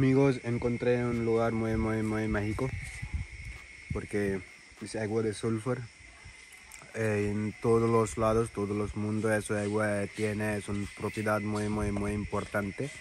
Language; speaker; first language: Spanish; non-native, learner; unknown